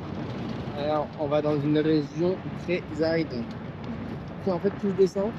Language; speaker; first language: French; native; French